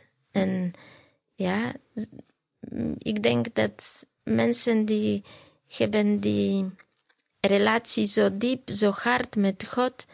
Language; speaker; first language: Dutch; non-native, learner; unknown